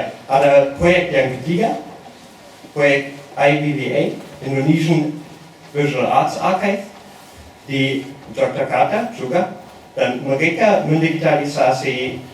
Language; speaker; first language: Indonesian; non-native, learner; German